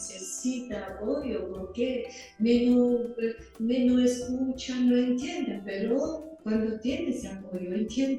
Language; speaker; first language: Spanish; non-native, learner; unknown